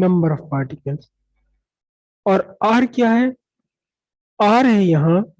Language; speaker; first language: Hindi; native; Hindi